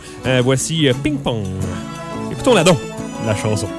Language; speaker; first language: French; native; French